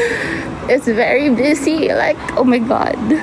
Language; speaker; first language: English; non-native, local second language; Filipino